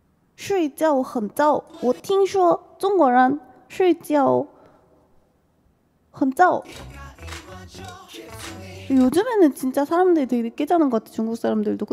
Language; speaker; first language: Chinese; non-native, learner; Korean